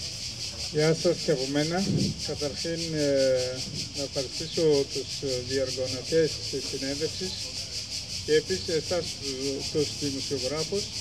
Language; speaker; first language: Greek; non-native, fluent; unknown